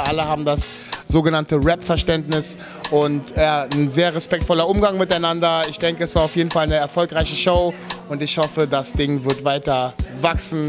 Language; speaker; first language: German; native; German